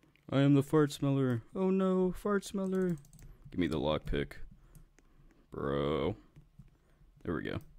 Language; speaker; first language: English; native; English